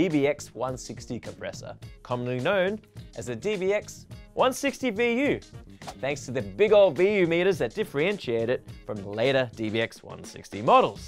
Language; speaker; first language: English; native; English